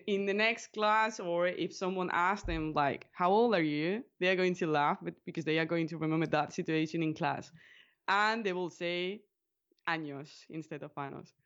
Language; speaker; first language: English; non-native, fluent; Spanish